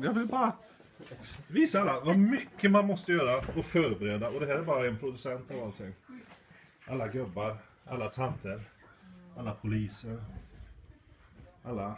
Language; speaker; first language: Swedish; native; Swedish